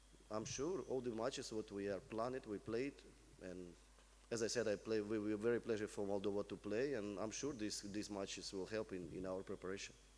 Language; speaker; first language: English; non-native, learner; Russian